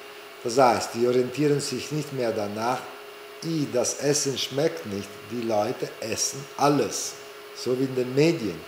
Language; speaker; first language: German; non-native, fluent; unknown